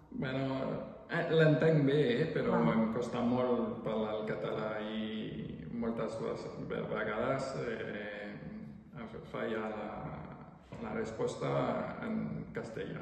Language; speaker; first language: Catalan; non-native, learner; French